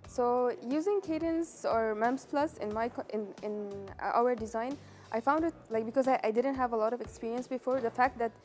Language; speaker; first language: English; non-native, fluent; Arabic